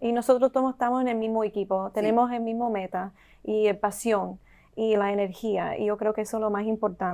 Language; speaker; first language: Spanish; early bilingual, heritage; Spanish